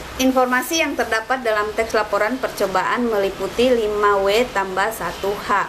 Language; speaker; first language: Indonesian; native; Indonesian